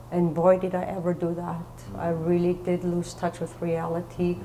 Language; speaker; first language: English; non-native, fluent; German